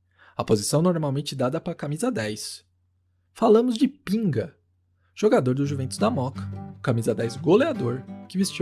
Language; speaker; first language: Portuguese; native; Portuguese